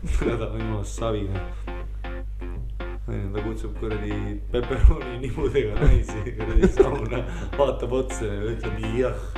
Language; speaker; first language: Estonian; native; Estonian